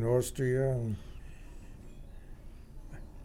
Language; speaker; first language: English; native; English